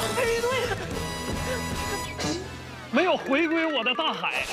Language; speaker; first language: Chinese; native; Chinese